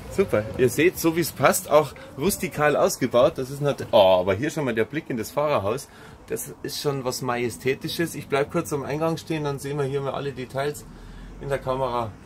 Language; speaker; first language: German; native; German